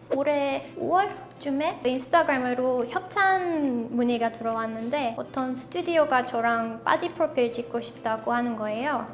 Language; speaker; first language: Korean; non-native, fluent; English